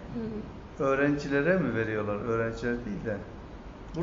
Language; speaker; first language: Turkish; native; Turkish